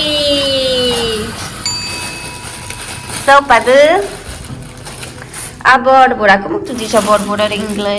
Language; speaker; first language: Portuguese; non-native, learner; Indonesian